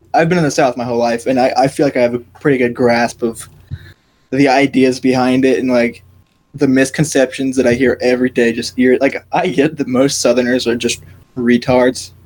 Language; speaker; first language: English; native; English